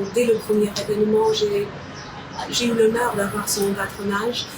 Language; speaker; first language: French; non-native, fluent; Romanian